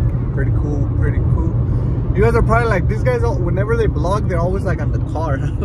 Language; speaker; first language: English; early bilingual, other home language; Spanish